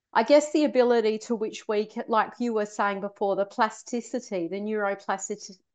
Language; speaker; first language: English; native; English